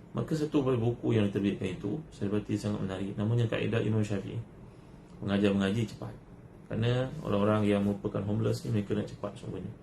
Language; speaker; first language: Malay; native; Malay